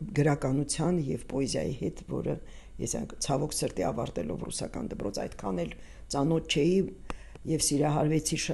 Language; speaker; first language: Armenian; native; Armenian